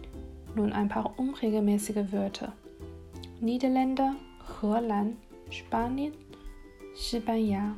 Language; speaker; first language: German; non-native, fluent; Chinese